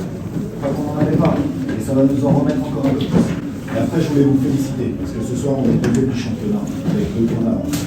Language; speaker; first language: French; native; French